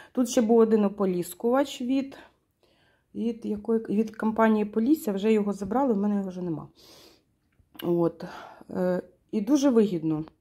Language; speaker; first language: Ukrainian; non-native, local second language; Russian